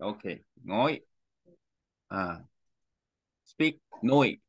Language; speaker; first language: Vietnamese; non-native, learner; Korean